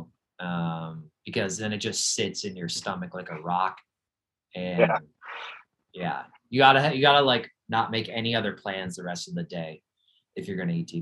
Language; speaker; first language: English; native; English